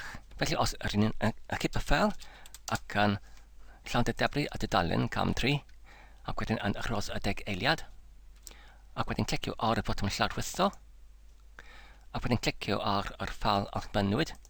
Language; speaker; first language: Welsh; non-native, fluent; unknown